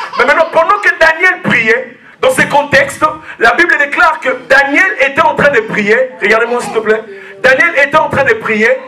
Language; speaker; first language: French; non-native, local second language; Lingala